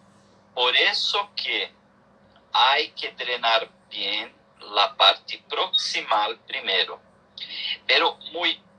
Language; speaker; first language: Spanish; non-native, learner; Portuguese